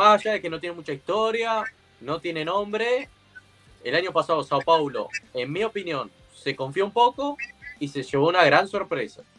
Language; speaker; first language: Spanish; native; Spanish